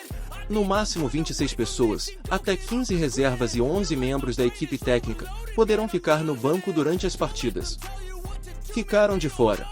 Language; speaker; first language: Portuguese; native; Portuguese